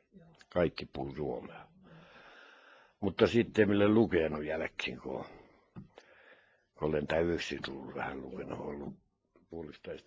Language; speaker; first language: Finnish; non-native, local second language; Norwegian